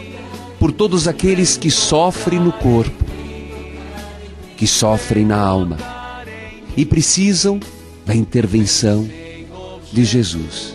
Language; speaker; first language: Portuguese; native; Portuguese